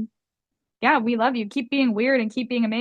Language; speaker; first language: English; native; English